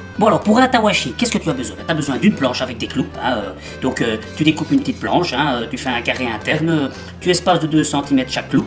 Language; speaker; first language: French; native; French